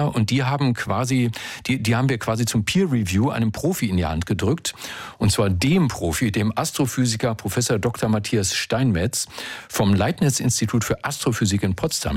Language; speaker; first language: German; native; German